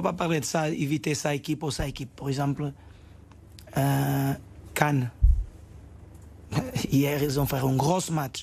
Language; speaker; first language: French; non-native, fluent; Portuguese